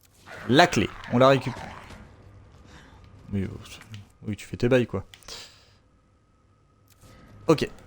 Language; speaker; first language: French; native; French